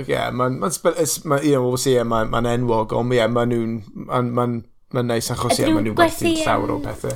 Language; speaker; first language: Welsh; non-native, local second language; English